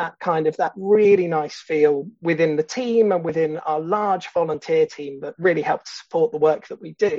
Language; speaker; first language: English; native; English